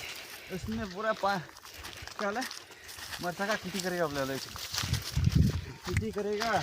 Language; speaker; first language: Hindi; non-native, local second language; Bodo